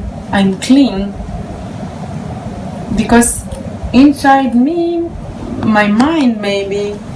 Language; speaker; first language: English; non-native, learner; Hebrew